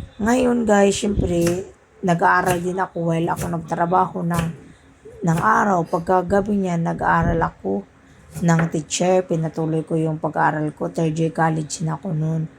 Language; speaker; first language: Filipino; non-native, local second language; Cebuano